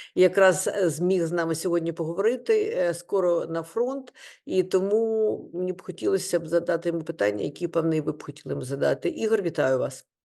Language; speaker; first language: Ukrainian; non-native, local second language; Russian